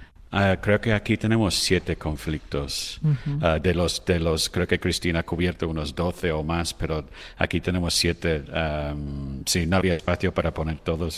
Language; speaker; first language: Spanish; non-native, fluent; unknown